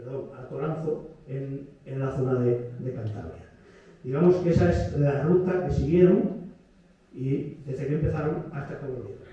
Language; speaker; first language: Spanish; native; Spanish